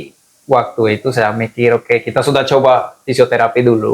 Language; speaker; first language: Indonesian; non-native, fluent; Spanish